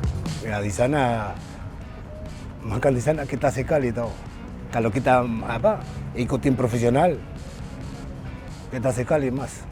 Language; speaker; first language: Indonesian; non-native, learner; Spanish